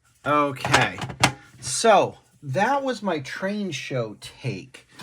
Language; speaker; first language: English; native; English